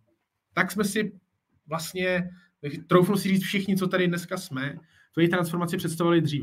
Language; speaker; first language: Czech; native; Czech